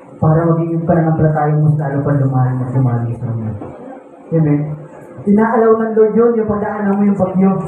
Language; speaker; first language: Filipino; native; Filipino